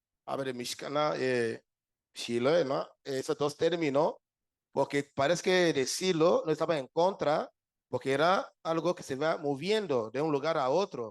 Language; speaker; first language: Spanish; non-native, fluent; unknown